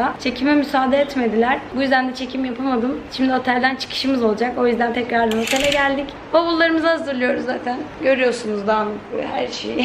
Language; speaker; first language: Turkish; native; Turkish